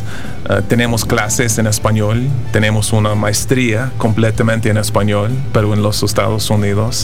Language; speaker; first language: Spanish; non-native, fluent; English